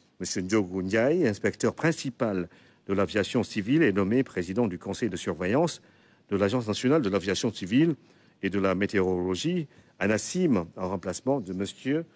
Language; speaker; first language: French; non-native, local second language; Wolof